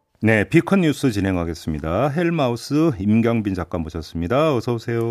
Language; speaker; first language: Korean; native; Korean